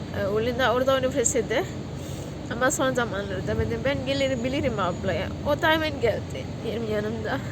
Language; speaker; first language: Turkish; non-native, learner; Indonesian